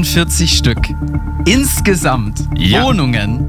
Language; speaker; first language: German; native; German